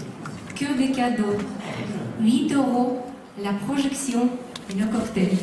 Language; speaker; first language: French; non-native, fluent; Russian